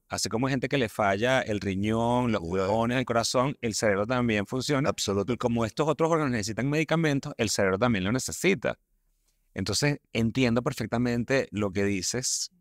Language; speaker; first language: Spanish; native; Spanish